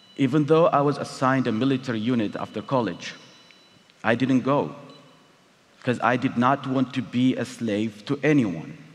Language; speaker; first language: English; non-native, fluent; Tigrinya